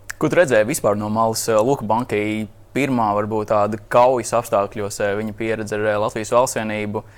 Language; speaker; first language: Latvian; native; Latvian